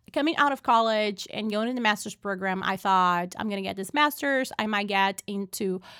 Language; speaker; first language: English; non-native, fluent; Portuguese